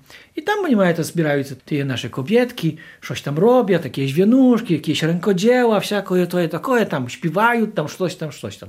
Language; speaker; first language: Polish; non-native, local second language; Ukrainian